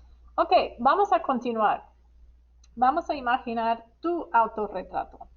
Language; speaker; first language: Spanish; non-native, fluent; English